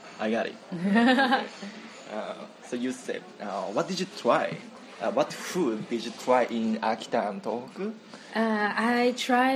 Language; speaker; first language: English; non-native, learner; Japanese